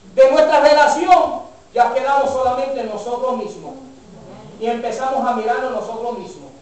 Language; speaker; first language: Spanish; early bilingual, heritage; Spanish